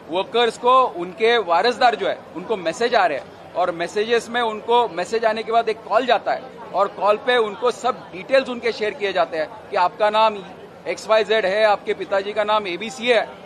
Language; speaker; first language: Hindi; non-native, local second language; Marathi